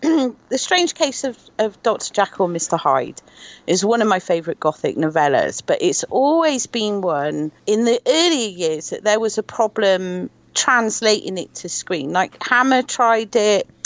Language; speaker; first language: English; native; English